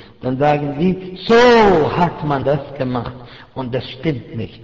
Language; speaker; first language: German; non-native, fluent; Arabic